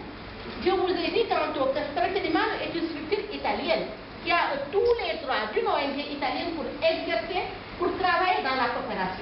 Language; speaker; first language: French; non-native, local second language; Wolof